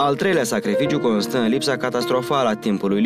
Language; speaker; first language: Romanian; native; Romanian